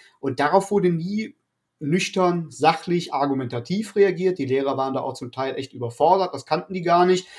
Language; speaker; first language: German; native; German